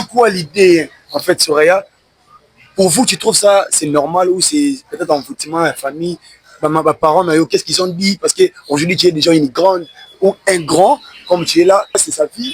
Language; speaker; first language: French; non-native, local second language; Lingala